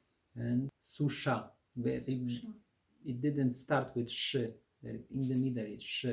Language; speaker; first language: English; non-native, fluent; Polish